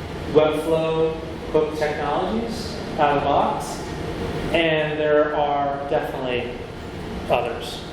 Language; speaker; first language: English; native; English